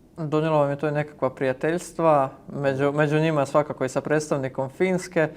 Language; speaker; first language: Croatian; native; Croatian